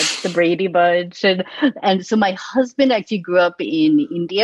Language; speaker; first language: English; native; English